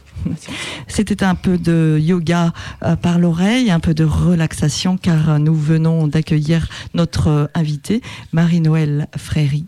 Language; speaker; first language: French; native; French